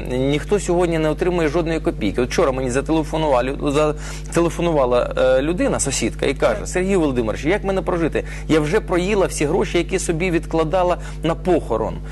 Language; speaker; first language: Ukrainian; non-native, local second language; Russian